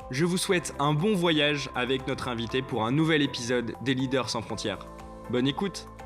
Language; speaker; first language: French; native; French